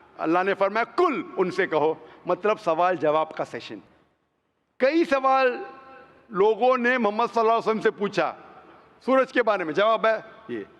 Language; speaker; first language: Hindi; non-native, local second language; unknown